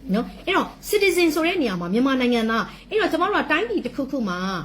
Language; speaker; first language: Burmese; non-native, local second language; S'gaw Karen